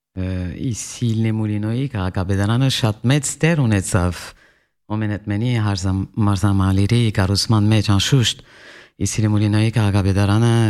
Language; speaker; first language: Armenian; early bilingual, heritage; Armenian